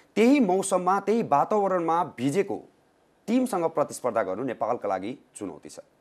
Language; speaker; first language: Nepali; native; Nepali